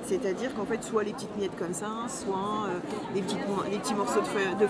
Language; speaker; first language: French; native; French